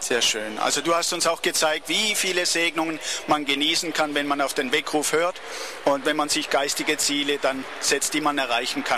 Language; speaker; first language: German; native; German